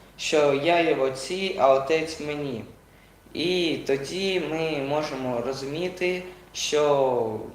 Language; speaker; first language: Ukrainian; non-native, local second language; Russian